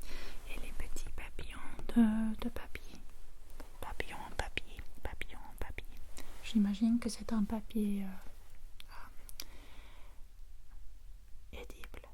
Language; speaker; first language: French; non-native, fluent; English